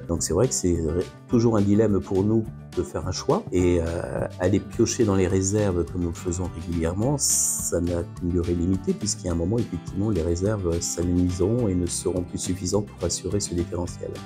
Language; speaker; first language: French; native; French